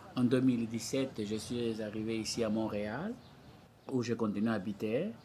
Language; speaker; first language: French; non-native, fluent; Portuguese